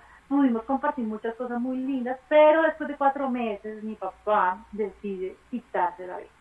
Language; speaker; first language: Spanish; native; Spanish